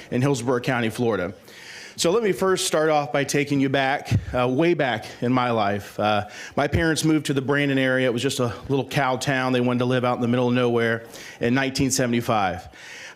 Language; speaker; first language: English; native; English